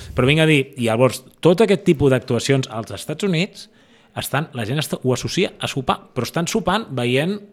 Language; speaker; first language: Catalan; native; Catalan